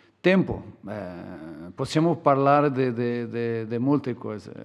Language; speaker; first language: Italian; non-native, fluent; Portuguese